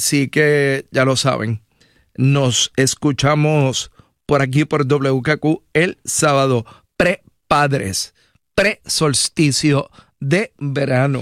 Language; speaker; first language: Spanish; native; Spanish